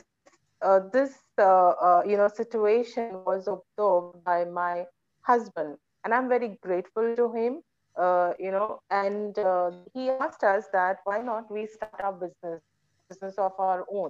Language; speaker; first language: English; non-native, local second language; Konkani